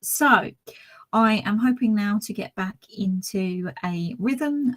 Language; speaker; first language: English; native; English